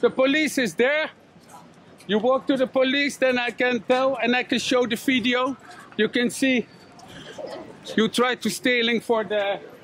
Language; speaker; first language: English; non-native, learner; Dutch